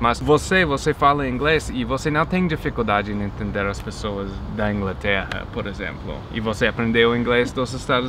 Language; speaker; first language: Portuguese; non-native, fluent; English